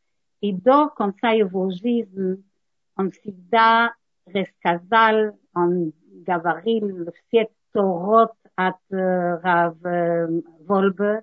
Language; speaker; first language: Russian; non-native, learner; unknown